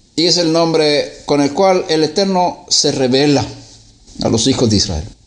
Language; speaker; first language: Spanish; non-native, fluent; Swedish